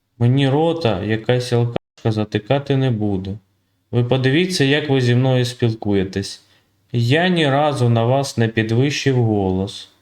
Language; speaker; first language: Ukrainian; native; Ukrainian